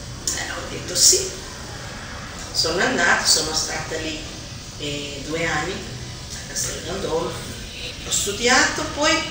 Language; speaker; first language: Italian; non-native, fluent; Kabuverdianu